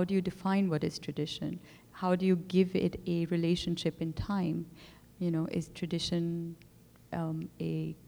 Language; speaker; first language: English; non-native, local second language; Urdu